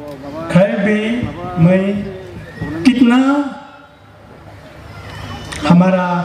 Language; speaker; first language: Hindi; non-native, learner; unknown